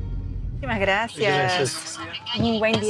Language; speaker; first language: Spanish; non-native, learner; Portuguese